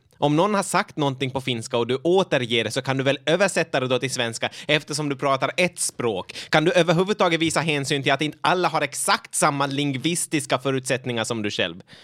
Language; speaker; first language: Swedish; native; Swedish